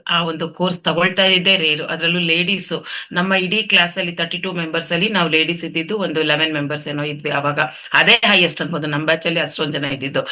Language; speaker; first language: Kannada; non-native, local second language; Telugu